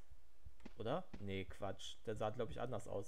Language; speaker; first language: German; native; German